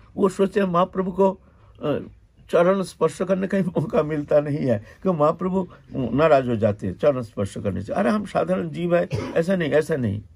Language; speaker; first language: Hindi; non-native, local second language; Bangla